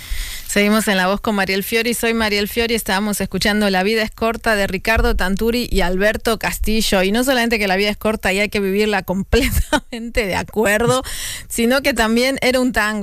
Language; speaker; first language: Spanish; native; Spanish